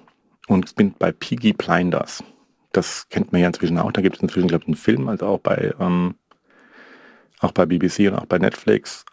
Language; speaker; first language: German; native; German